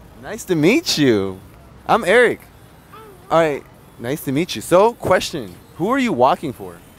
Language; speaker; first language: English; early bilingual, other home language; Spanish